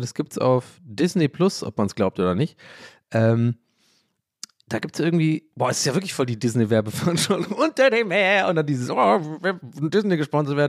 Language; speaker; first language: German; early bilingual, other home language; English